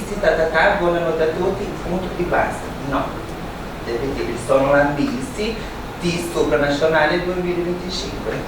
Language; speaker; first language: Italian; non-native, learner; Portuguese